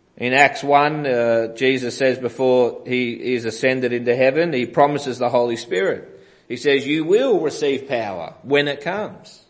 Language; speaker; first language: English; native; English